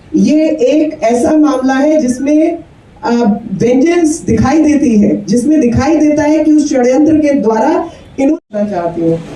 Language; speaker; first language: Hindi; native; Hindi